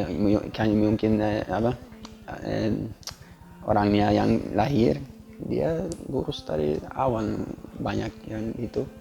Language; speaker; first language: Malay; non-native, fluent; Swedish